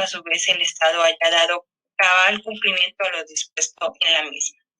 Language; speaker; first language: Spanish; native; Spanish